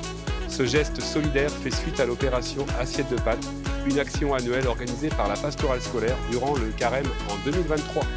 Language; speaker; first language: French; native; French